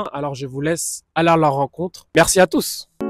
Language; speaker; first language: French; native; French